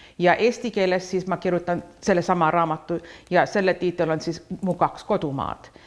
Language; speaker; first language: Estonian; early bilingual, heritage; Estonian